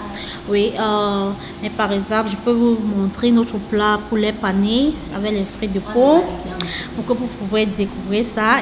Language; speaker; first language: French; non-native, local second language; English